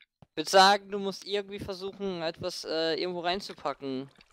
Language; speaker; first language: German; native; German